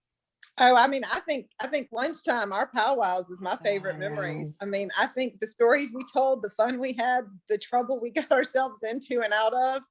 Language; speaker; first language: English; native; English